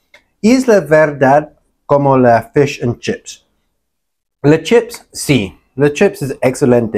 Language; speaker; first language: Spanish; non-native, learner; English